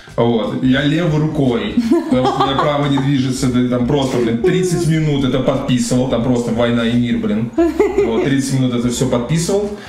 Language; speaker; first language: Russian; native; Russian